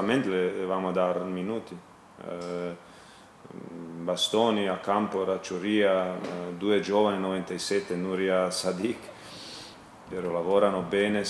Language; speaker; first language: Italian; non-native, learner; Croatian